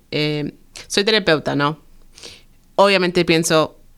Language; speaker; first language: Spanish; early bilingual, heritage; Spanish